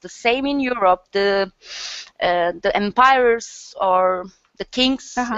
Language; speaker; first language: English; non-native, learner; Turkish